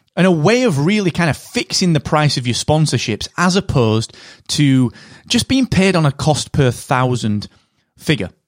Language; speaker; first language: English; native; English